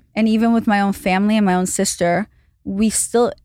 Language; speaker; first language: English; non-native, fluent; Hebrew